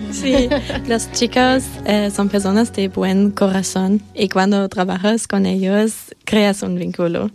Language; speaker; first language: Spanish; non-native, fluent; German